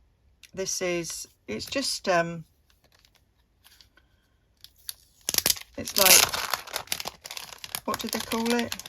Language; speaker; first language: English; native; English